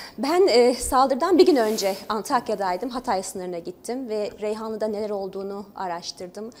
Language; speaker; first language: Turkish; native; Turkish